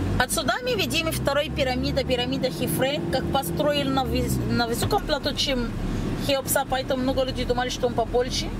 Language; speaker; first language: Russian; non-native, learner; Arabic